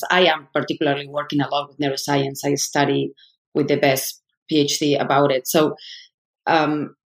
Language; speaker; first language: English; non-native, fluent; Spanish